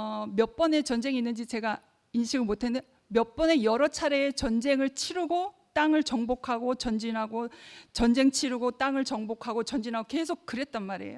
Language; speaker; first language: Korean; native; Korean